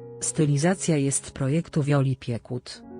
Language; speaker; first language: Polish; native; Polish